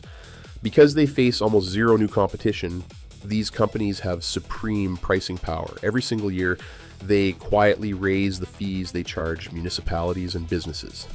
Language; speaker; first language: English; native; English